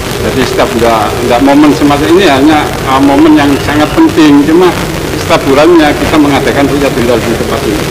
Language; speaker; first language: Indonesian; native; Indonesian